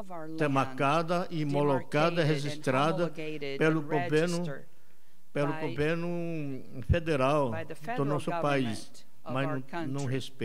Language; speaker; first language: Portuguese; non-native, local second language; Yanomámi